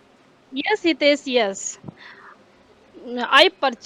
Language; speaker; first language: English; non-native, learner; Hindi